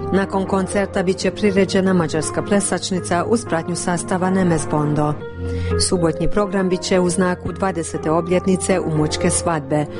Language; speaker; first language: Croatian; early bilingual, heritage; Croatian